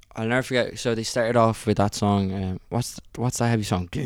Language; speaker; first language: English; early bilingual, other home language; Italian